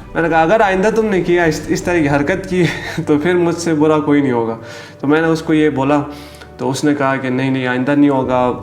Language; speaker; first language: Urdu; native; Urdu